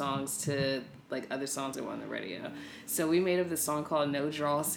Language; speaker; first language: English; native; English